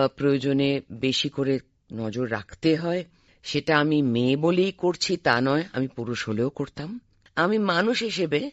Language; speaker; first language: Bangla; native; Bangla